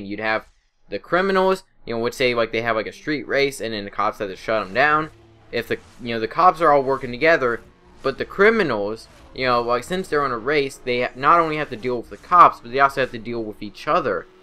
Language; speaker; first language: English; native; English